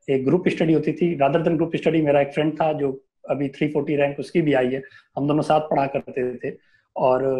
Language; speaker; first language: Hindi; native; Hindi